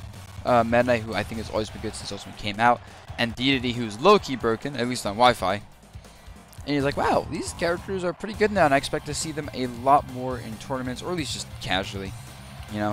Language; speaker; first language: English; native; English